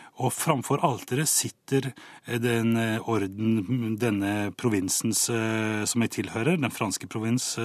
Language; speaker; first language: Norwegian; native; Norwegian